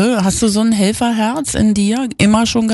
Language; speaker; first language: German; native; German